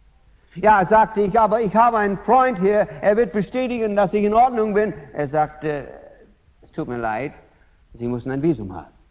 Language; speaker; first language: German; non-native, fluent; English